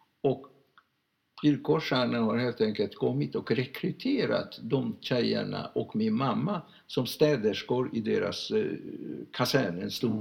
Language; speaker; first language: Swedish; non-native, fluent; Hungarian